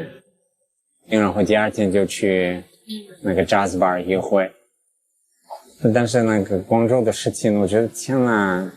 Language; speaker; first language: Chinese; non-native, fluent; English